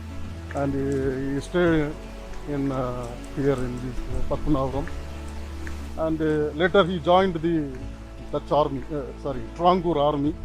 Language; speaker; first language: English; non-native, local second language; Tamil